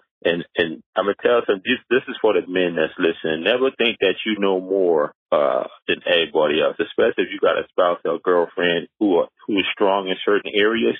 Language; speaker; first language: English; native; English